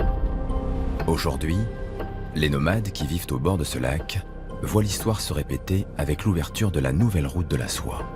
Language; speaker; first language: French; native; French